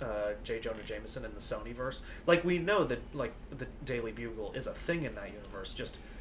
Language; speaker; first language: English; early bilingual, other home language; Spanish